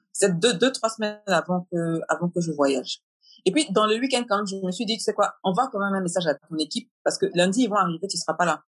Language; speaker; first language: French; native; French